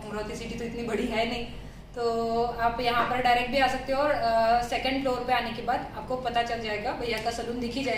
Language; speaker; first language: Hindi; native; Hindi